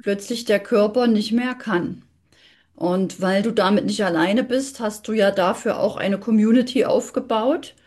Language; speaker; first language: German; native; German